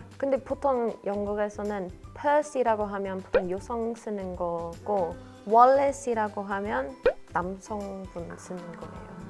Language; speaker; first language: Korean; non-native, fluent; English